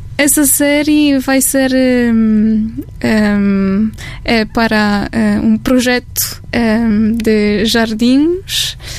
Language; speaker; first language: Portuguese; non-native, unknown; Polish